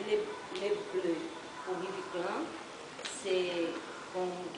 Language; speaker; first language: French; non-native, learner; Portuguese